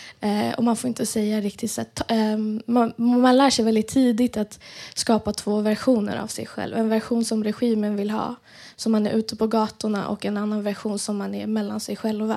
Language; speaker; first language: Swedish; early bilingual, other home language; Persian